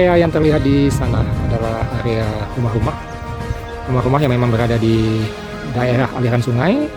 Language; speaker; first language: Indonesian; non-native, local second language; Achinese